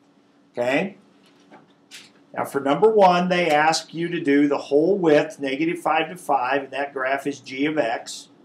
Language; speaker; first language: English; native; English